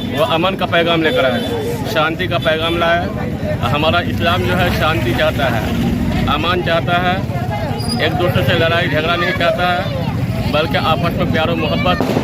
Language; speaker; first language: Hindi; non-native, local second language; Gujarati